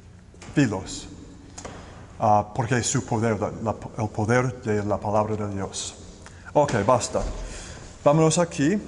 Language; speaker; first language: Spanish; non-native, learner; English